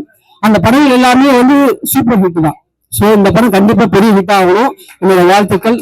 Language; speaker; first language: Tamil; native; Tamil